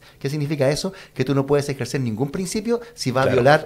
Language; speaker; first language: Spanish; native; Spanish